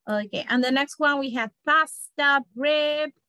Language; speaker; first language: English; non-native, learner; Spanish